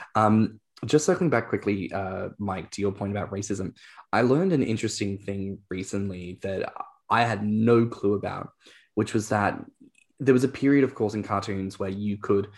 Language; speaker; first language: English; native; English